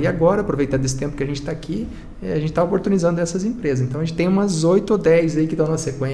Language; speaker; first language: Portuguese; native; Portuguese